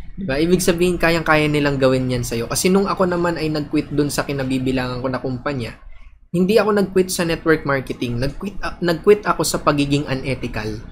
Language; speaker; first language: Filipino; native; Filipino